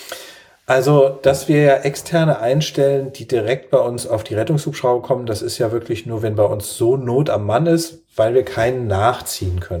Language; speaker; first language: German; native; German